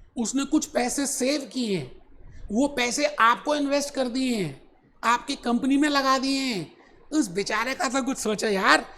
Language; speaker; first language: Hindi; native; Hindi